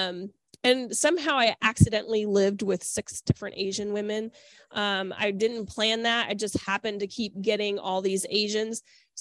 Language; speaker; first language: English; native; English